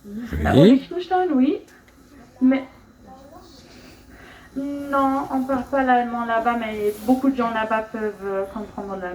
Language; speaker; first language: French; non-native, fluent; German